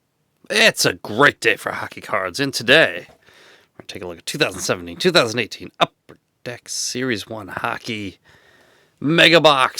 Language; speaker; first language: English; native; English